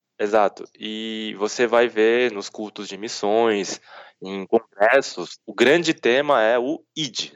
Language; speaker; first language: Portuguese; early bilingual, other home language; Korean